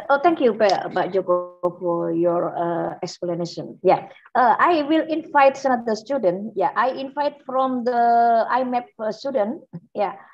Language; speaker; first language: English; non-native, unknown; Indonesian